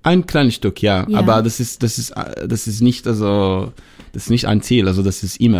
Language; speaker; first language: German; non-native, learner; Hebrew